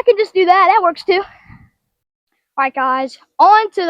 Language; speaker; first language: English; native; English